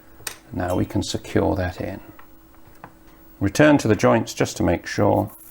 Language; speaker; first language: English; native; English